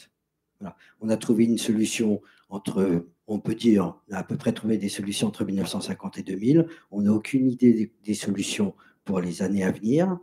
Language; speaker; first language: French; native; French